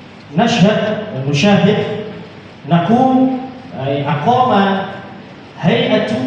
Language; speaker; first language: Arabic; non-native, learner; Indonesian